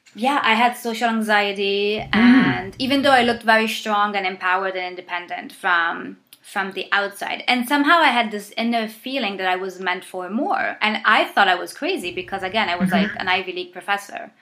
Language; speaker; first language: English; non-native, fluent; Italian